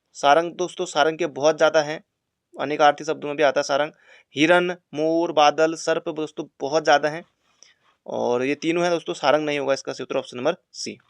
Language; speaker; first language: Hindi; native; Hindi